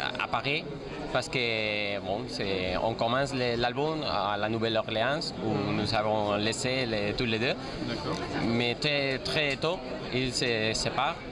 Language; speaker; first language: French; non-native, fluent; Spanish